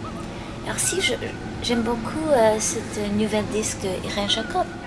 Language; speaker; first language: French; non-native, fluent; English